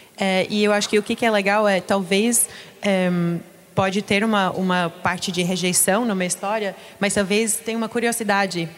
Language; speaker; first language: Portuguese; non-native, fluent; English